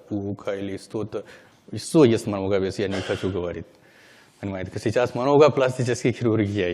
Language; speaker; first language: Russian; non-native, learner; Hindi